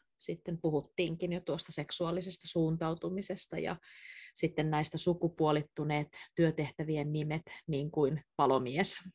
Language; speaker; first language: Finnish; native; Finnish